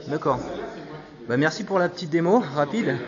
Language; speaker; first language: French; native; French